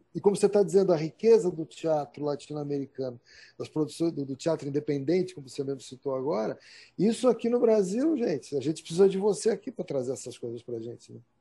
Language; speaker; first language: Portuguese; native; Portuguese